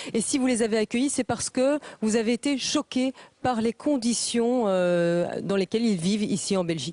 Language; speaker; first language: French; native; French